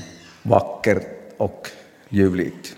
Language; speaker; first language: Swedish; non-native, local second language; Finnish